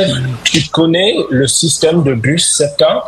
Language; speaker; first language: French; non-native, fluent; English